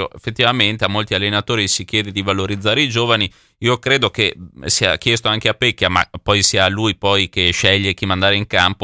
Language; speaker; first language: Italian; native; Italian